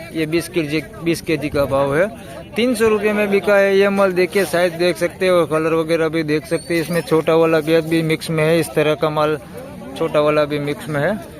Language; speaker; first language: Hindi; non-native, local second language; Gujarati